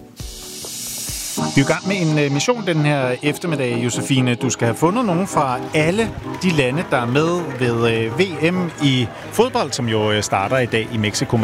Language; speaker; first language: Danish; native; Danish